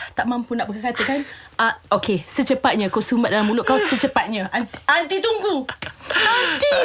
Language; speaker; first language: Malay; native; Malay